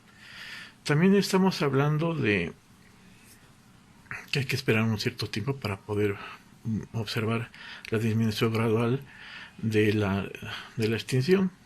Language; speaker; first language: Spanish; native; Spanish